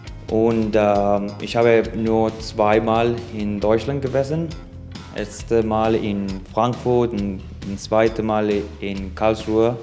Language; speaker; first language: German; non-native, learner; Spanish